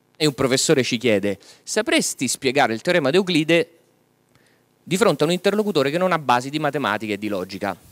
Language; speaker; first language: Italian; native; Italian